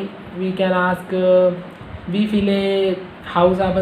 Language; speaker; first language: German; non-native, learner; Hindi